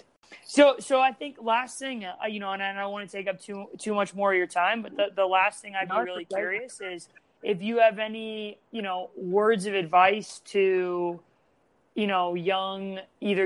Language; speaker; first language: English; native; English